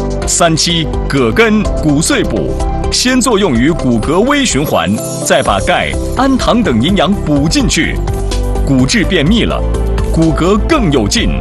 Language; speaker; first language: Chinese; native; Chinese